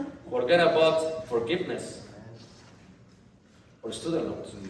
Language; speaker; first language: English; non-native, fluent; Spanish